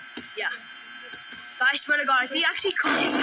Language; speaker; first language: English; native; English